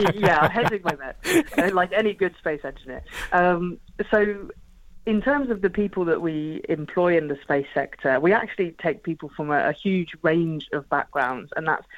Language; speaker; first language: English; native; English